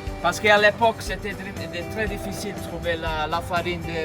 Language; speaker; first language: French; non-native, fluent; Italian